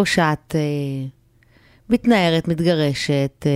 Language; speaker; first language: Hebrew; native; Hebrew